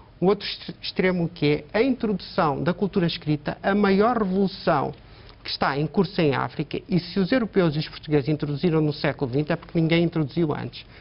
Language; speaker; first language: Portuguese; native; Portuguese